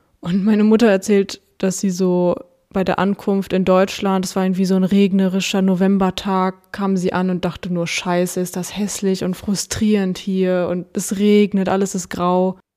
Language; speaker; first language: German; early bilingual, other home language; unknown